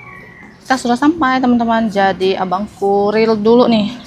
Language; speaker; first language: Indonesian; native; Indonesian